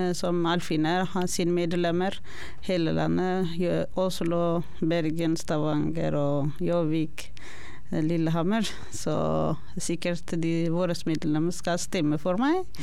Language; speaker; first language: Norwegian; non-native, learner; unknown